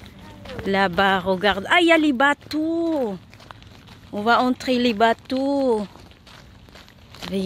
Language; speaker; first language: French; non-native, learner; Filipino